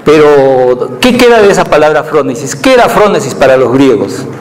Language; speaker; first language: Spanish; native; Spanish